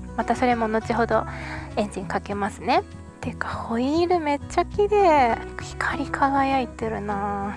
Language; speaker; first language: Japanese; native; Japanese